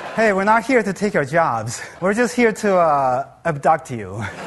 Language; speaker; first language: English; non-native, fluent; Chinese